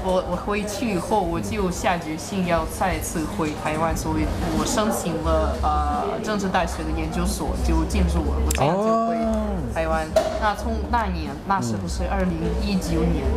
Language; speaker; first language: Chinese; non-native, fluent; Russian